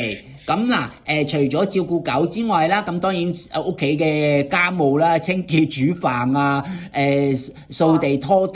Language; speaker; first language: Cantonese; native; Cantonese